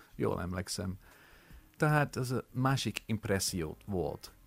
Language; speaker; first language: Hungarian; non-native, learner; English